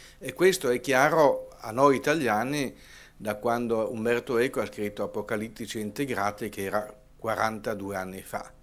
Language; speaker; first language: Italian; native; Italian